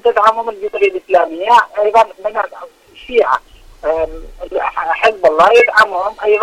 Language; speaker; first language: Arabic; native; Arabic